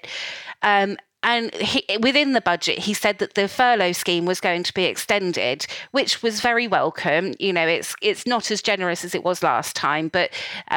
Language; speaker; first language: English; native; English